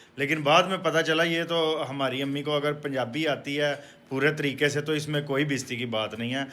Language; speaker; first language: Urdu; non-native, local second language; Punjabi